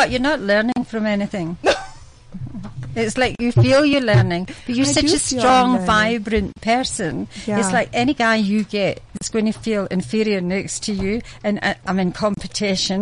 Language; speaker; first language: English; native; English